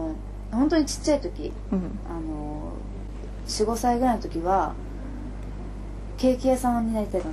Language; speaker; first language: Japanese; native; Japanese